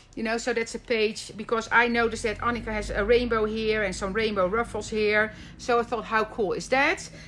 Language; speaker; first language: English; non-native, fluent; Dutch